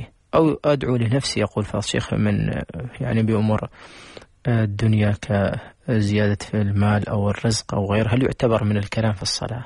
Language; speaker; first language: Arabic; native; Arabic